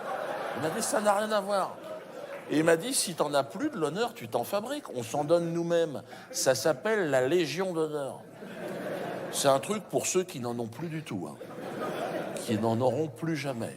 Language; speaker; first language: French; native; French